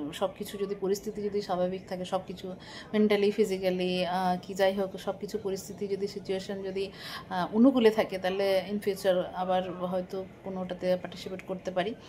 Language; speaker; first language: Bangla; non-native, local second language; Santali